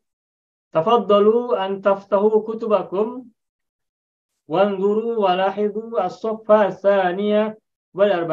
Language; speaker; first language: Arabic; non-native, fluent; Indonesian